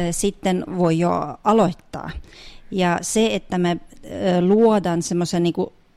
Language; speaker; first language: Finnish; non-native, fluent; Russian